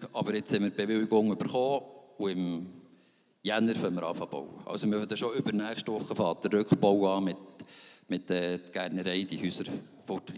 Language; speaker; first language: German; native; German